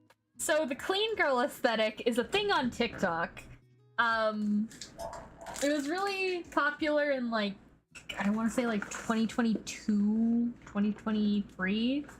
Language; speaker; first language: English; native; English